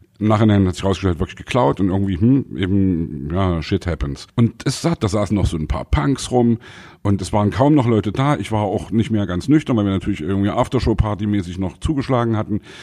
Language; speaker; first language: German; native; German